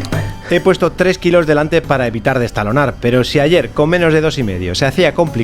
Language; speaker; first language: Spanish; native; Spanish